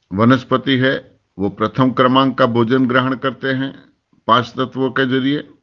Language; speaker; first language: Hindi; non-native, local second language; Gujarati